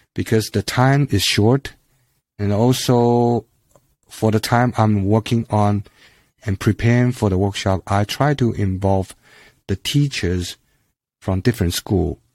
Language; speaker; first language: English; non-native, fluent; Chinese